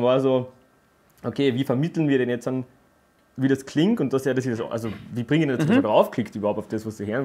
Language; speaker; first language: German; native; German